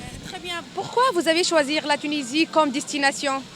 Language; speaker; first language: French; non-native, local second language; Arabic